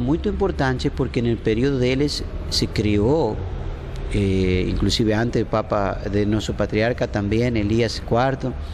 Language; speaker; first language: Portuguese; non-native, fluent; Spanish